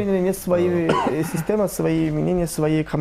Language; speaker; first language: Russian; non-native, learner; Turkish